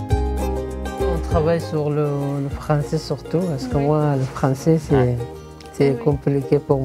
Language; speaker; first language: French; non-native, learner; Arabic